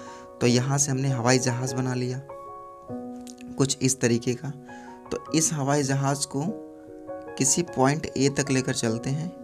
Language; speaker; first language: Hindi; native; Hindi